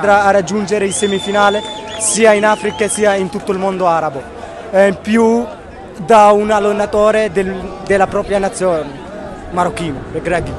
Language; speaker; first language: Italian; non-native, fluent; Arabic